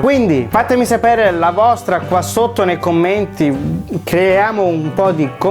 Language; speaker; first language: Italian; native; Italian